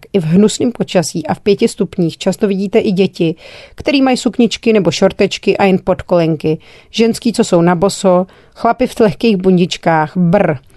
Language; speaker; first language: Czech; native; Czech